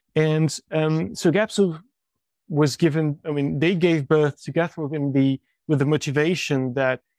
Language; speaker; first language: English; non-native, fluent; French